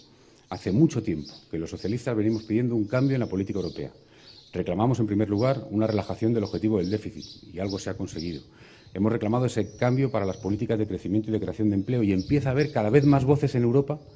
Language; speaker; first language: Spanish; native; Spanish